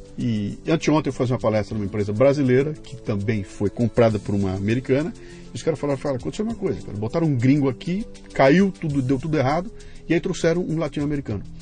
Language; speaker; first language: Portuguese; native; Portuguese